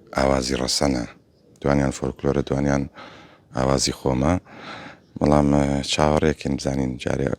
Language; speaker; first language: Central Kurdish; non-native, local second language; Gurani